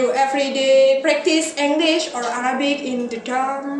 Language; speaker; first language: English; non-native, learner; Indonesian